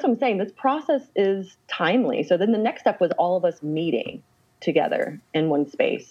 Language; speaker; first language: English; native; English